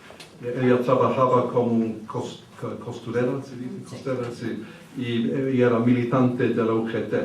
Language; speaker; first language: Spanish; early bilingual, heritage; English